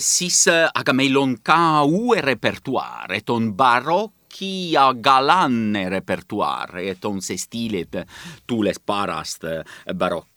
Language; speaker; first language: Estonian; non-native, learner; Italian